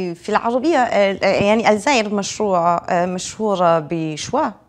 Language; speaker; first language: Arabic; non-native, fluent; Azerbaijani